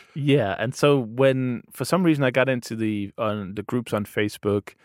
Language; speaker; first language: English; non-native, fluent; Danish